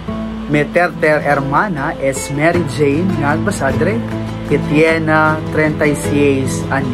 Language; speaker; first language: Spanish; non-native, learner; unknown